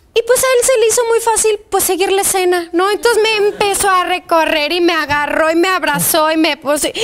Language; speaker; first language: Spanish; early bilingual, other home language; Polish